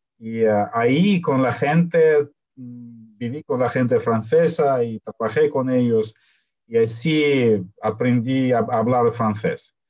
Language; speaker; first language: Spanish; non-native, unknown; Russian